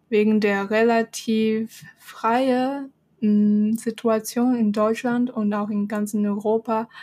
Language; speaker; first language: German; non-native, fluent; Chinese